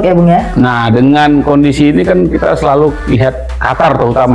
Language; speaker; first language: Indonesian; native; Indonesian